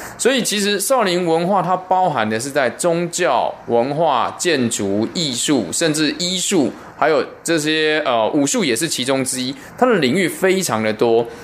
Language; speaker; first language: Chinese; native; Chinese